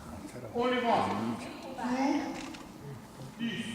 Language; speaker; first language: English; non-native, learner; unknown